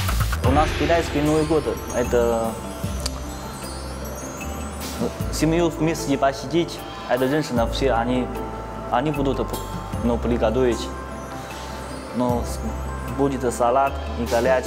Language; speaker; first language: Russian; non-native, learner; Chinese